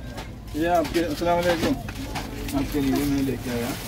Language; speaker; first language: Hindi; non-native, local second language; Malayalam